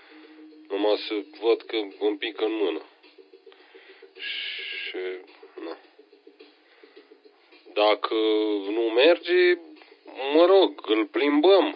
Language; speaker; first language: Romanian; native; Romanian